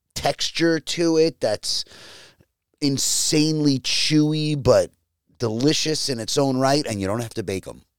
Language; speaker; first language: English; native; English